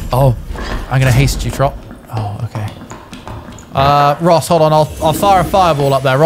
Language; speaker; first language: English; native; English